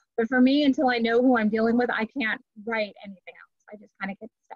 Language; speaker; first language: English; native; English